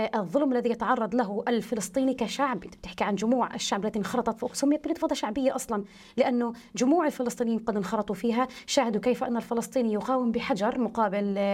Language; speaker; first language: Arabic; early bilingual, heritage; Arabic